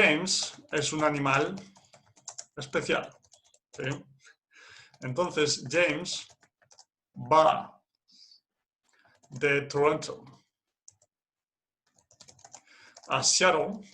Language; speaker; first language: Spanish; non-native, fluent; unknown